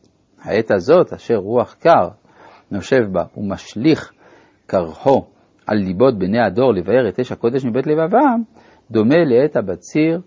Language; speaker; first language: Hebrew; native; Hebrew